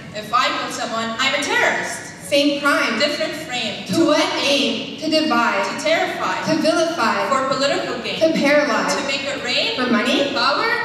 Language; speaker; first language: English; non-native, fluent; Kurdish